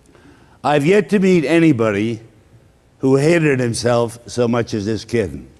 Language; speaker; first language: English; native; English